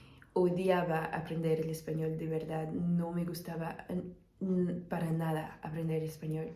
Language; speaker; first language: Spanish; non-native, fluent; French